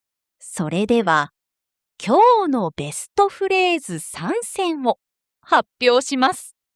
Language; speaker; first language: Japanese; non-native, fluent; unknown